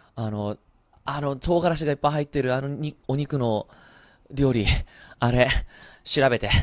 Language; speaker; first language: Japanese; early bilingual, heritage; Japanese